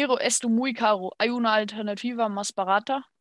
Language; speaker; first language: Spanish; non-native, learner; German